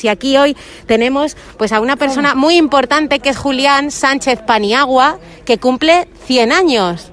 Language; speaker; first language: Spanish; native; Spanish